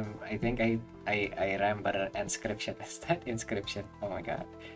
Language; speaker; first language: English; non-native, fluent; Indonesian